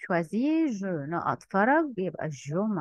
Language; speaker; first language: French; non-native, fluent; Arabic